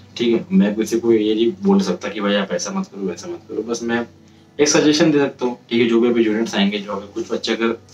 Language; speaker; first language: Hindi; native; Hindi